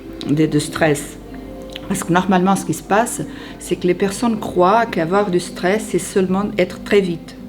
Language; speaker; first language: French; non-native, fluent; Portuguese